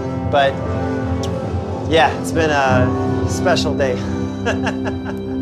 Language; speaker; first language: English; non-native, local second language; French